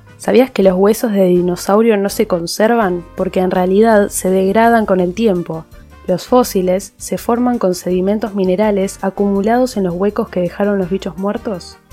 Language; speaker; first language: Spanish; native; Spanish